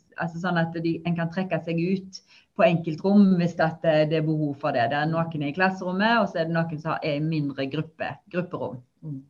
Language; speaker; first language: Norwegian; native; Norwegian